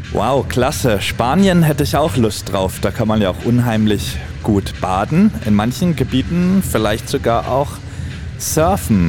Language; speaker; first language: German; native; German